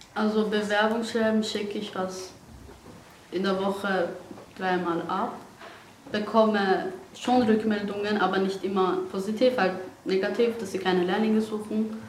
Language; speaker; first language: German; non-native, fluent; Persian